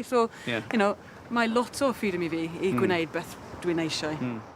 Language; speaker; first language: Welsh; non-native, local second language; English